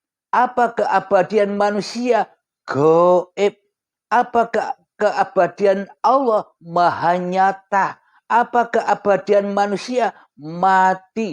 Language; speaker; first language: Indonesian; non-native, local second language; Javanese